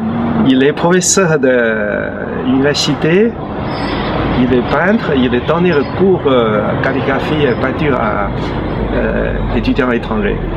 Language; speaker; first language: French; non-native, learner; Chinese